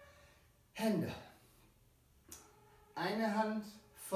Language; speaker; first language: German; non-native, fluent; French